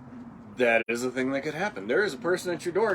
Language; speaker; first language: English; native; English